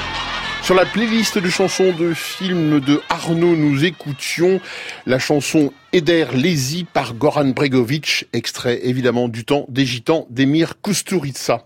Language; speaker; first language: French; native; French